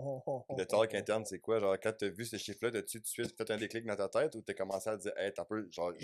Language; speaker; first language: French; native; French